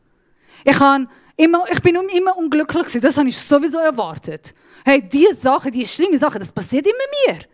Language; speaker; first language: German; non-native, fluent; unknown